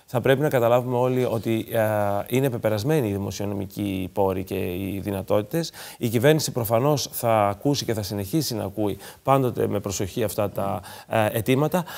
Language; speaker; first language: Greek; native; Greek